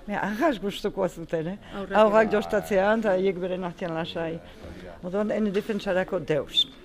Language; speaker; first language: Basque; native; Basque